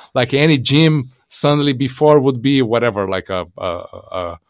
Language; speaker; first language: English; non-native, fluent; Portuguese